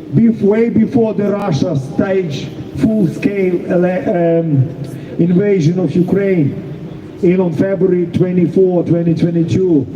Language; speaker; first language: English; non-native, fluent; Ukrainian